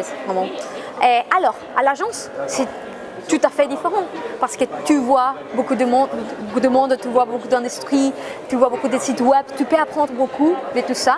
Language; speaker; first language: French; non-native, fluent; Spanish